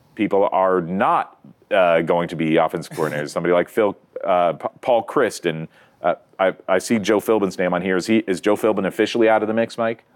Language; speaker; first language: English; native; English